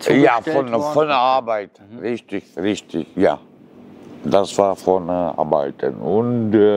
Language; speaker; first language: German; non-native, learner; Romanian